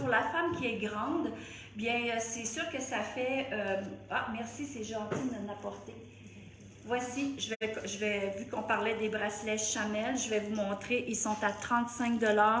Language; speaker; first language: French; native; French